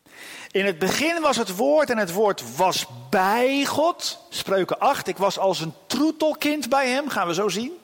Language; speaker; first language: Dutch; native; Dutch